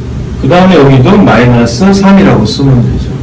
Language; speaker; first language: Korean; native; Korean